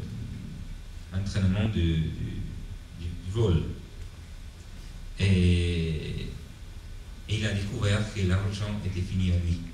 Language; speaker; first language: French; non-native, fluent; Italian